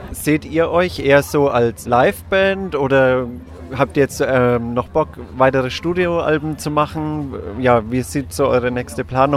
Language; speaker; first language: German; native; German